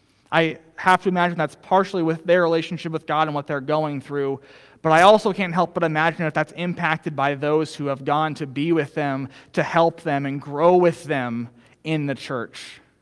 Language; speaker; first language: English; native; English